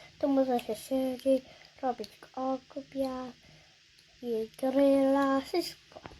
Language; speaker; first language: Polish; early bilingual, heritage; Polish